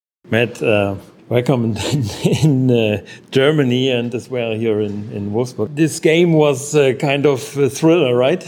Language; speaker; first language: English; non-native, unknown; German